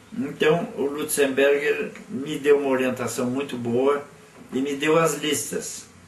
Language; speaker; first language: Portuguese; native; Portuguese